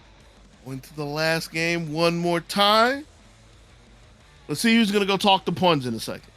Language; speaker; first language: English; native; English